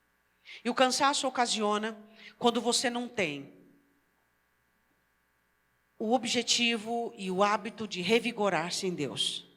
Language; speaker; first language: Portuguese; native; Portuguese